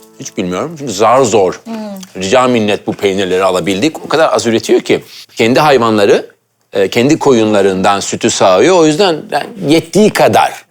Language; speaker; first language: Turkish; early bilingual, heritage; Turkish